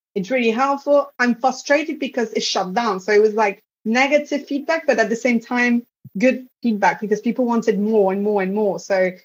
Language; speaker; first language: English; non-native, fluent; French